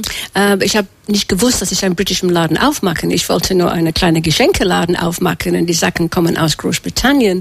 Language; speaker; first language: German; non-native, fluent; English